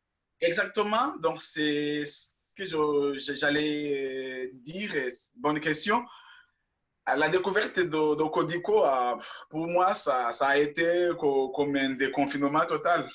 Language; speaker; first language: French; non-native, local second language; Kinyarwanda